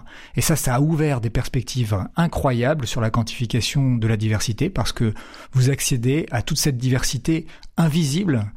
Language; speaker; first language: French; native; French